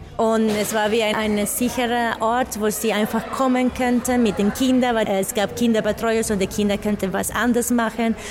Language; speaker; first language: German; non-native, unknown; Spanish